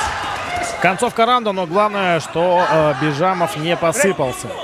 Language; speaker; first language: Russian; native; Russian